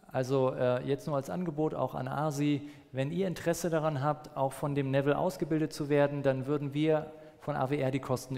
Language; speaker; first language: German; non-native, fluent; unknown